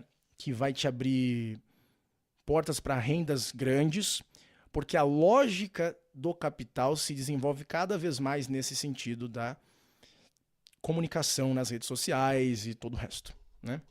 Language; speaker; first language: Portuguese; native; Portuguese